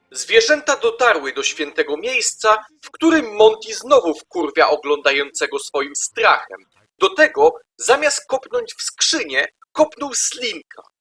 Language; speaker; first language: Polish; native; Polish